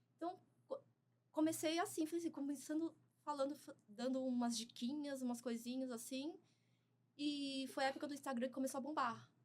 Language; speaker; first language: Portuguese; early bilingual, other home language; Chinese